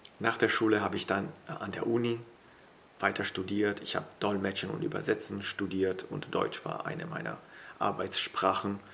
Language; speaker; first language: German; non-native, fluent; Italian